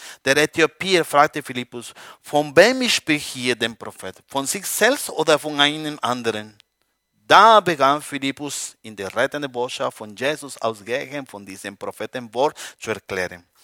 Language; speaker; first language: German; non-native, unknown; Spanish